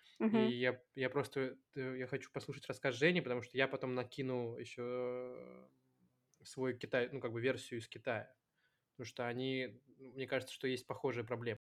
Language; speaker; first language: Russian; native; Russian